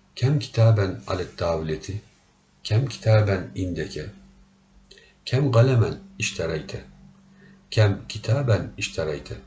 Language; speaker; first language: Arabic; non-native, learner; Turkish